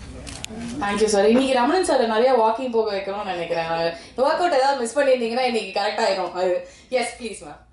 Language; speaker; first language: Tamil; native; Tamil